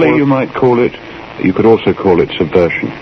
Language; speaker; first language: English; native; English